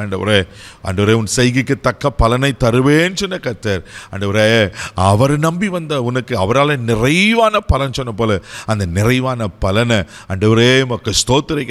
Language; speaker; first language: Tamil; native; Tamil